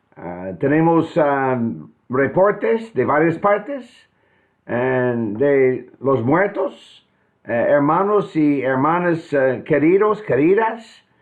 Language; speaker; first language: Spanish; non-native, fluent; English